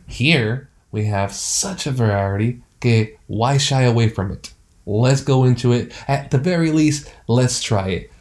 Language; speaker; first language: English; early bilingual, other home language; Spanish